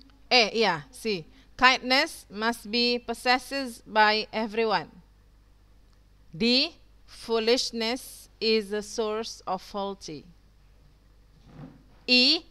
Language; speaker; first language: English; non-native, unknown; Indonesian